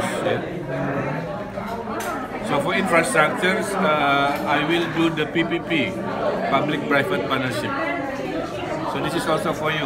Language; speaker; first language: English; non-native, fluent; Sundanese